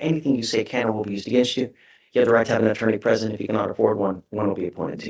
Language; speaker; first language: English; native; English